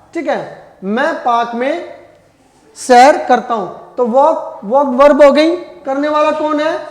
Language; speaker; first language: Hindi; native; Hindi